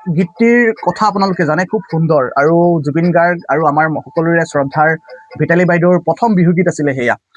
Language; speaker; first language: Assamese; native; Assamese